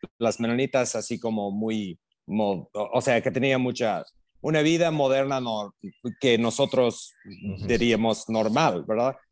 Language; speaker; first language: Spanish; non-native, fluent; English